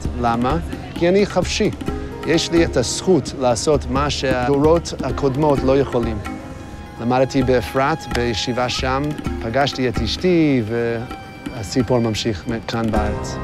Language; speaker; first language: Hebrew; non-native, fluent; English